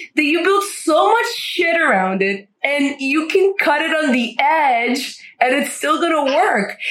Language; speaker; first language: English; non-native, fluent; Spanish